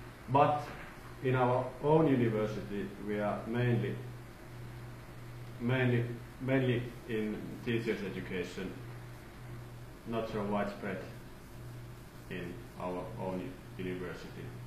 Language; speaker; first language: English; non-native, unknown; Finnish